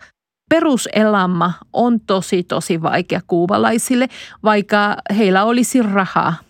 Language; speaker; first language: Finnish; non-native, fluent; Spanish